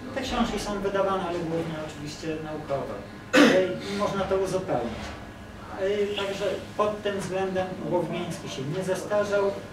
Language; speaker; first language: Polish; native; Polish